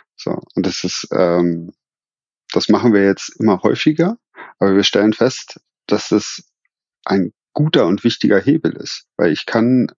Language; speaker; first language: German; native; German